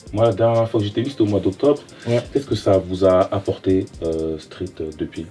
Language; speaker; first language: French; native; French